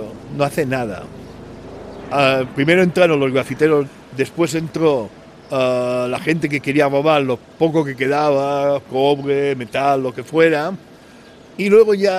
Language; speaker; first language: Spanish; native; Spanish